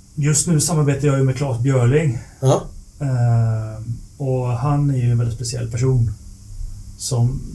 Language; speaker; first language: Swedish; native; Swedish